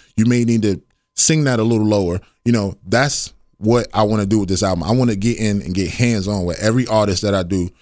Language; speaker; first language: English; native; English